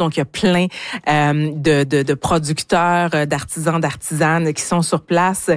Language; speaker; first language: French; native; French